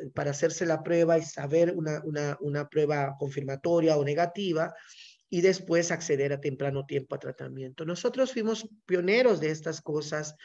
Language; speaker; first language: Spanish; non-native, local second language; Zapotec